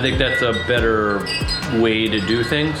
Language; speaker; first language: English; native; English